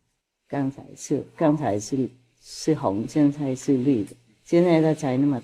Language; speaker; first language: Chinese; non-native, fluent; Vietnamese